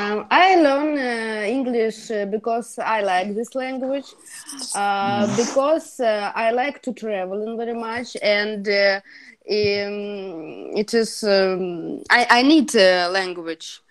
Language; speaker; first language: English; non-native, learner; Russian